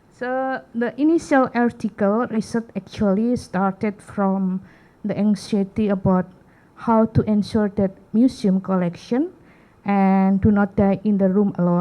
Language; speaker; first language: English; non-native, learner; Indonesian